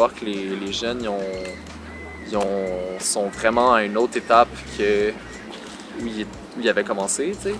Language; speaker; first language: French; native; French